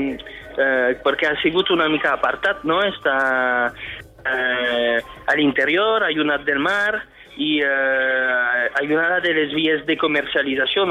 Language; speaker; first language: Catalan; non-native, fluent; French